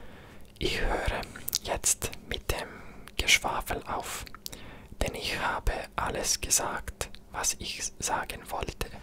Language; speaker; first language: German; non-native, learner; English